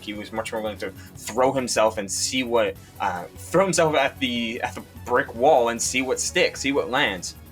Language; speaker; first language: English; native; English